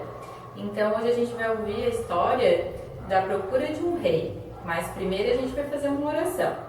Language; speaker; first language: Portuguese; native; Portuguese